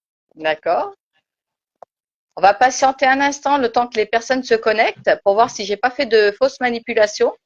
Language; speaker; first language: French; native; French